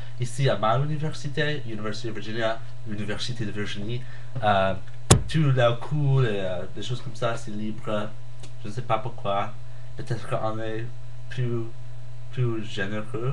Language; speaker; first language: French; non-native, learner; English